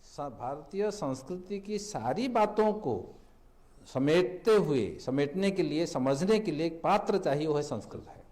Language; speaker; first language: Hindi; native; Hindi